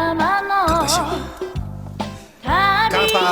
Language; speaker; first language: Japanese; non-native, learner; English